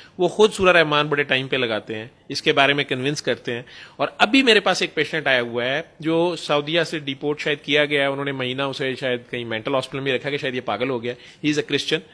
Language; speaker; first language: Urdu; non-native, local second language; Punjabi